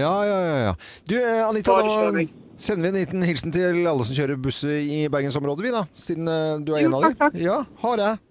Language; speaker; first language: Norwegian; native; Norwegian